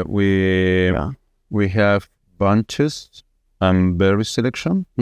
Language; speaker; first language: English; non-native, fluent; Spanish